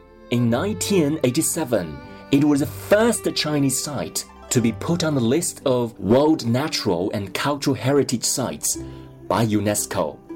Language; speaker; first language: English; non-native, fluent; Chinese